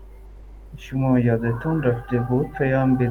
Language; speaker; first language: Persian; non-native, learner; Urdu